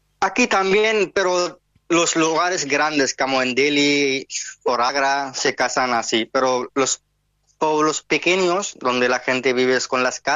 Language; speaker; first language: Spanish; non-native, learner; Hindi